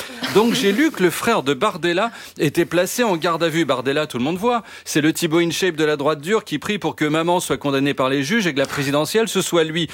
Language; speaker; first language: French; native; French